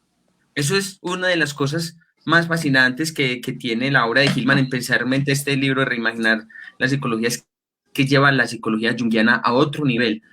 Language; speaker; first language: Spanish; native; Spanish